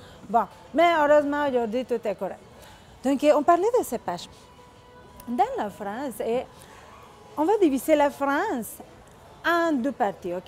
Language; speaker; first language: French; non-native, fluent; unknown